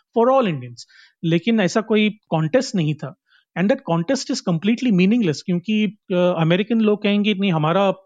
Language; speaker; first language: Hindi; non-native, local second language; Konkani